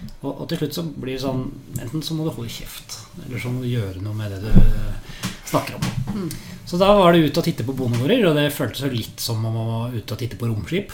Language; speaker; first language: Norwegian; native; Norwegian